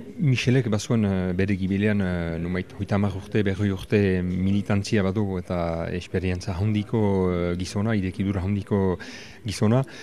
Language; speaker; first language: Basque; native; Basque